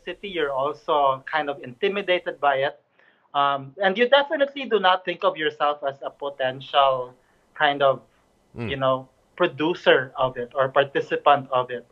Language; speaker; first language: English; non-native, local second language; Cebuano